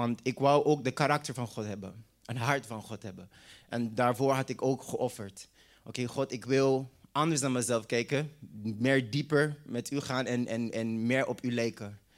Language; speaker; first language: Dutch; non-native, local second language; English